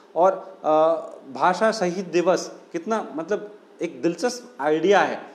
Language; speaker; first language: Hindi; non-native, local second language; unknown